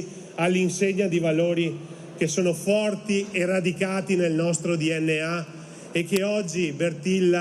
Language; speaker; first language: Italian; native; Italian